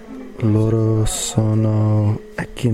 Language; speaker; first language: Italian; non-native, learner; English